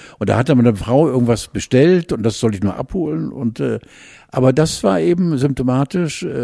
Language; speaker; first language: German; native; German